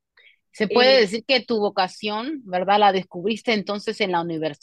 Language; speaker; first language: Spanish; native; Spanish